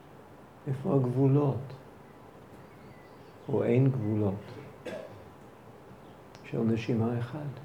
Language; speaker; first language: Hebrew; non-native, fluent; English